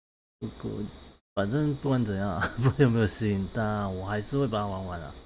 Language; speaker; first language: Chinese; native; Chinese